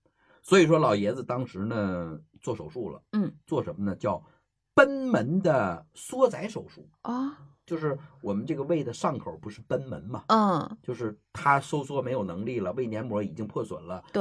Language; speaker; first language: Chinese; native; Chinese